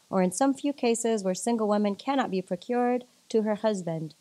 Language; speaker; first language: English; native; English